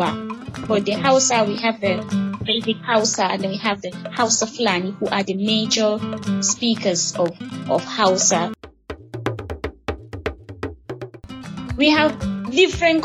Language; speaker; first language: English; non-native, local second language; Hausa